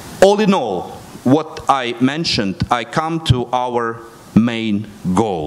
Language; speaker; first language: English; non-native, fluent; Russian